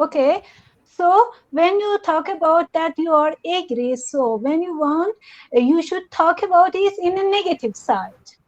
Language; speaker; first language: English; non-native, learner; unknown